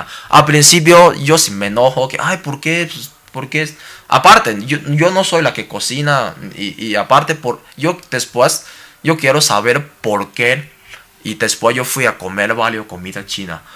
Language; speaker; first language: Spanish; non-native, learner; Cantonese